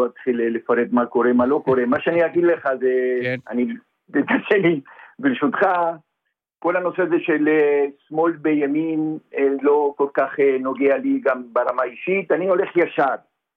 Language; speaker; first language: Hebrew; non-native, fluent; Spanish